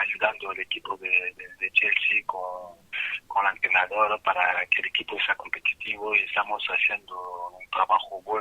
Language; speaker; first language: Spanish; non-native, fluent; French